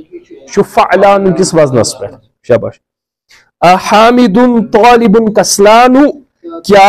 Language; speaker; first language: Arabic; non-native, fluent; Kashmiri